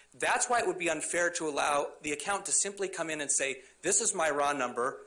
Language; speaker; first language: English; native; English